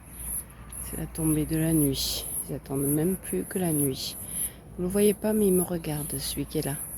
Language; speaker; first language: French; native; French